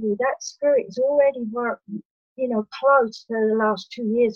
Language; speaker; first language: English; native; English